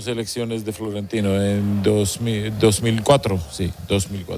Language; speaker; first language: Spanish; non-native, learner; Georgian